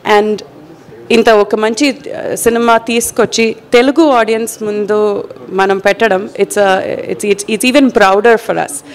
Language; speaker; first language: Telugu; non-native, fluent; Malayalam